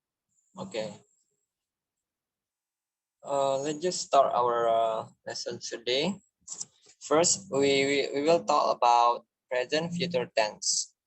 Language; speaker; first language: English; non-native, fluent; Indonesian